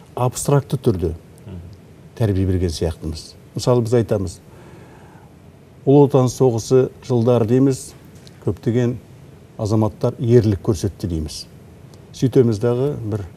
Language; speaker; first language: Kazakh; native; Kazakh